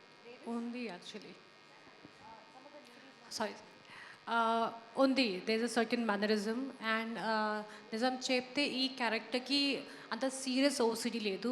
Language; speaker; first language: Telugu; non-native, fluent; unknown